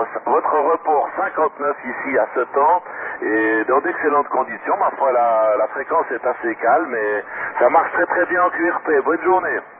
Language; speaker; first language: French; native; French